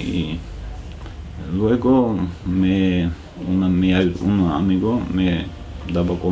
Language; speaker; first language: Spanish; non-native, learner; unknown